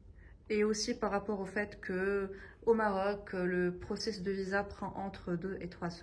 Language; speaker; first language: French; non-native, local second language; Arabic